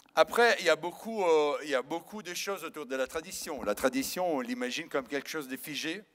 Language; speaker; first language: French; non-native, fluent; Italian